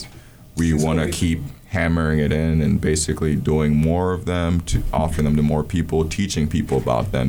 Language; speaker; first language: English; non-native, local second language; Ganda